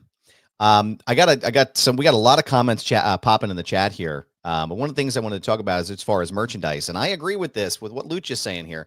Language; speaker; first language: English; native; English